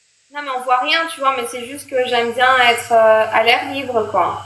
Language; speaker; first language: French; native; French